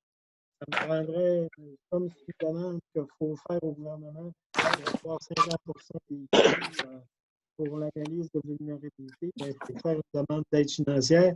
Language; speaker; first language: French; native; French